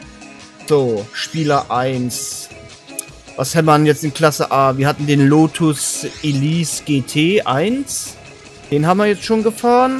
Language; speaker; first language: German; native; German